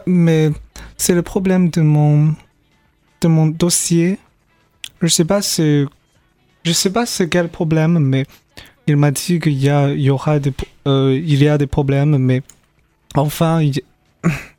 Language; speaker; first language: French; non-native, fluent; Chinese